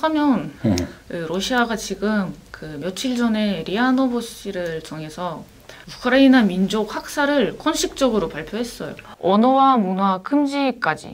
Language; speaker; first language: Korean; non-native, fluent; Ukrainian